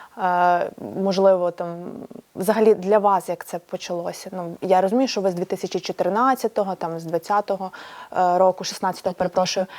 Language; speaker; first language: Ukrainian; native; Ukrainian